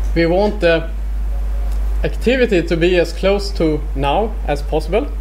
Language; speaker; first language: English; non-native, fluent; Swedish